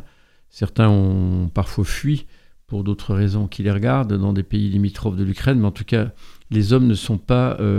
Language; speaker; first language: French; native; French